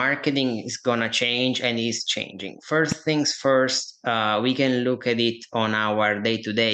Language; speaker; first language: English; non-native, fluent; Italian